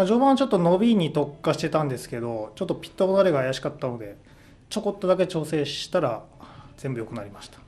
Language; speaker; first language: Japanese; native; Japanese